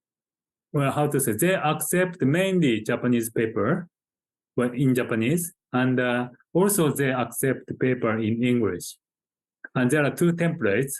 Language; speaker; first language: English; non-native, fluent; Japanese